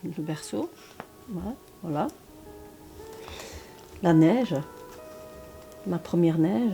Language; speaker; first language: French; early bilingual, other home language; Chinese